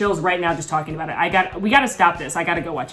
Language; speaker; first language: English; native; English